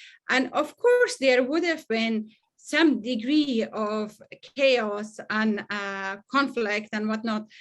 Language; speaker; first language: English; non-native, fluent; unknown